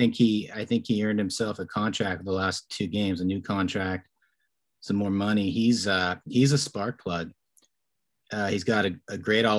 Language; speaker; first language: English; native; English